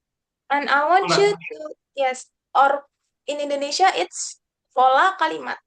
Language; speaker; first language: English; non-native, fluent; Indonesian